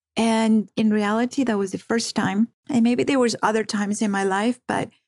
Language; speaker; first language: English; early bilingual, other home language; Spanish